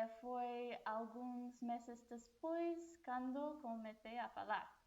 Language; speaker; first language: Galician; non-native, learner; English